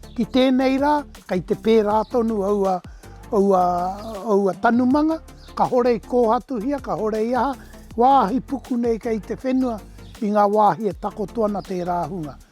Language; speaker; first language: Māori; native; Māori